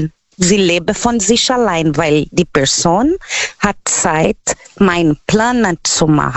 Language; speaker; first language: German; non-native, learner; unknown